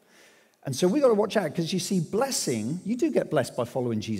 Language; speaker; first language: English; native; English